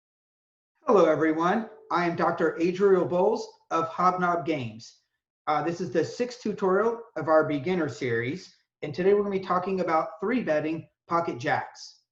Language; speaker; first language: English; native; English